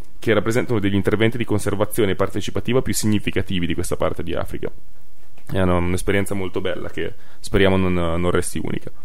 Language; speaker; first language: Italian; native; Italian